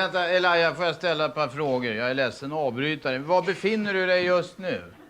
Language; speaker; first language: Swedish; native; Swedish